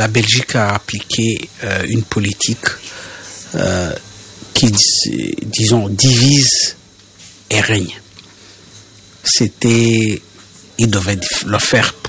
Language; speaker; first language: French; non-native, local second language; Kinyarwanda